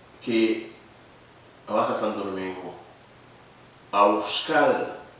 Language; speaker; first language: Spanish; non-native, learner; Haitian Creole